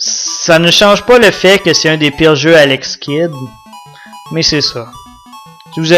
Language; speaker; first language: French; native; French